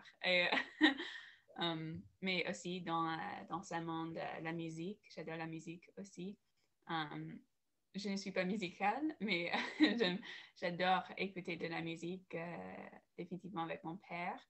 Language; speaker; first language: French; non-native, learner; English